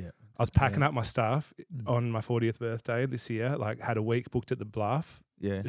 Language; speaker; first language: English; native; English